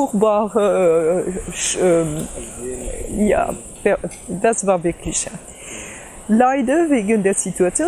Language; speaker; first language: German; non-native, fluent; French